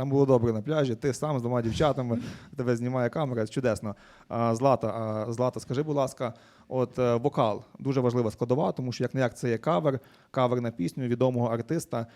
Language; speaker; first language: Ukrainian; native; Ukrainian